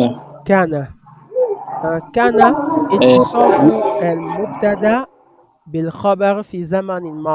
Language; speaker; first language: Arabic; non-native, fluent; French